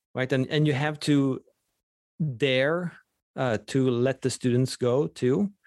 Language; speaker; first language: English; non-native, fluent; Swedish